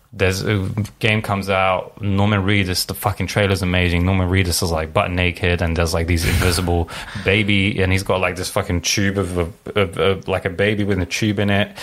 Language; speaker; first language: English; early bilingual, other home language; Arabic